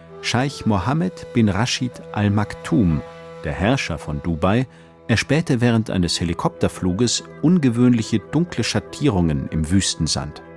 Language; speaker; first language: German; native; German